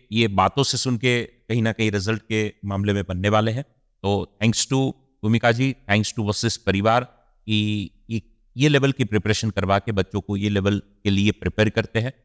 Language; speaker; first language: Hindi; non-native, local second language; Gujarati